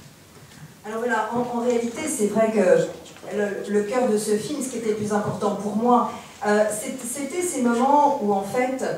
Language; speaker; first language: French; native; French